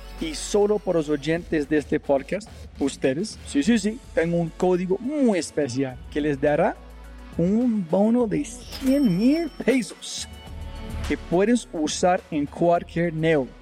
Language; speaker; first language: Spanish; non-native, fluent; English